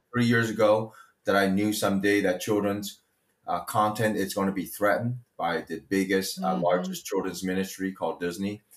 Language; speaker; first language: English; early bilingual, other home language; Chinese